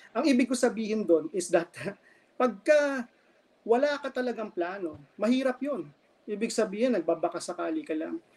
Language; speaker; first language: Filipino; native; Filipino